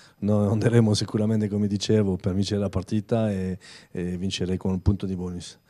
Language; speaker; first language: Italian; non-native, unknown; French